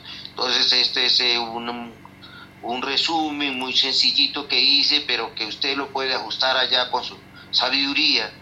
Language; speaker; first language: Spanish; non-native, local second language; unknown